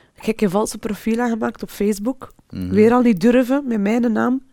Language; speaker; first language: Dutch; early bilingual, other home language; Arabic